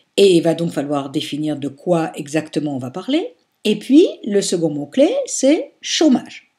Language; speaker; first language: French; native; French